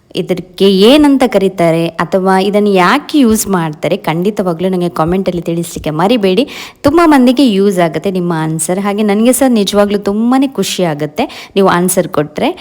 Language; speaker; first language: Kannada; native; Kannada